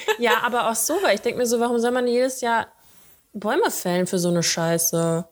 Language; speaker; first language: German; early bilingual, other home language; Russian